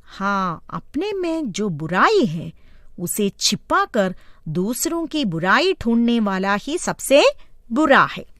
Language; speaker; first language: Hindi; non-native, local second language; Malayalam